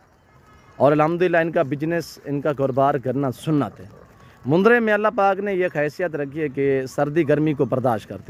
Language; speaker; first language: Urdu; non-native, local second language; Saraiki